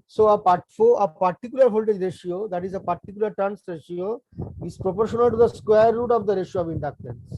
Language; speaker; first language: English; non-native, local second language; Bangla